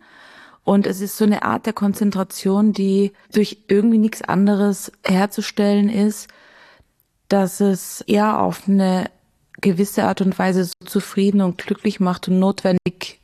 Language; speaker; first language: German; native; German